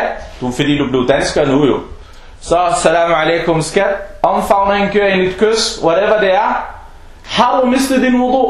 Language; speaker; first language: Danish; non-native, fluent; Arabic